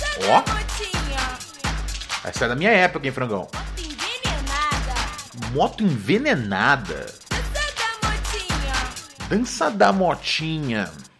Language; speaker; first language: Portuguese; native; Portuguese